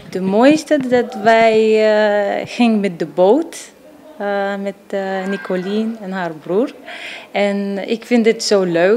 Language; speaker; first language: Dutch; non-native, learner; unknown